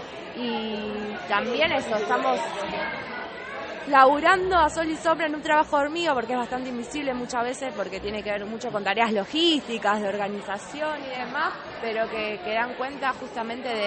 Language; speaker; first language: Spanish; native; Spanish